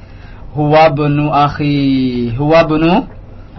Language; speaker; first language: Arabic; non-native, fluent; Indonesian